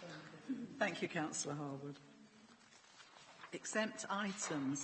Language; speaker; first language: English; native; English